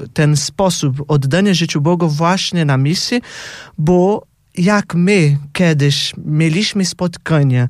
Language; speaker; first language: Polish; non-native, fluent; Portuguese